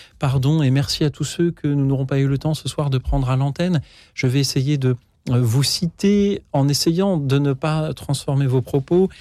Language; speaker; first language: French; native; French